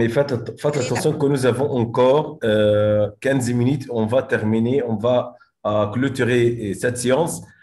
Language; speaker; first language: French; non-native, fluent; Arabic